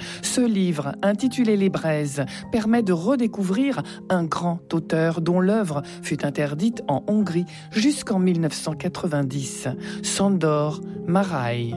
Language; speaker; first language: French; native; French